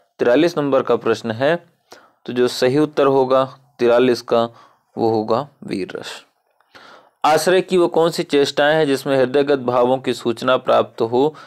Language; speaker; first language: Hindi; native; Hindi